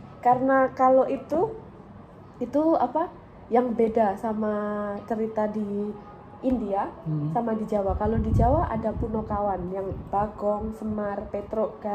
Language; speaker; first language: Indonesian; early bilingual, heritage; English